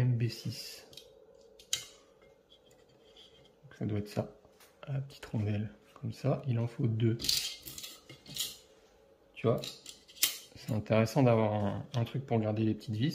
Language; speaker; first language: French; native; French